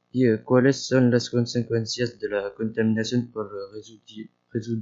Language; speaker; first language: Spanish; non-native, learner; French